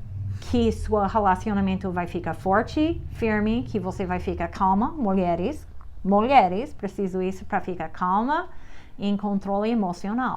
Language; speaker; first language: Portuguese; non-native, fluent; English